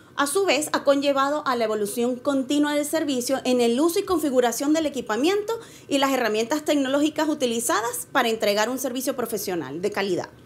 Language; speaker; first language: Spanish; native; Spanish